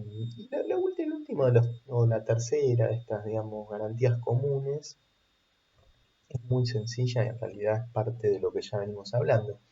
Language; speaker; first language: Spanish; native; Spanish